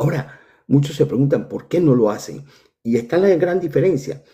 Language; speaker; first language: Spanish; native; Spanish